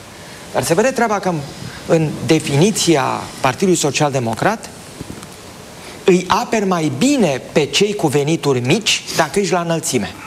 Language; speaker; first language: Romanian; native; Romanian